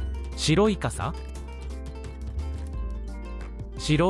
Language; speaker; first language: Japanese; non-native, learner; English